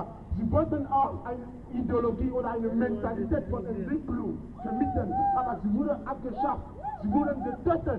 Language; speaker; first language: German; non-native, fluent; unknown